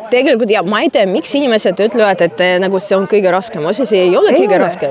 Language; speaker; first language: Estonian; non-native, fluent; Russian